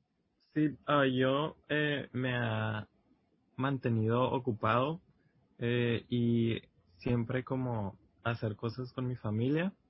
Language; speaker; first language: Spanish; early bilingual, heritage; Spanish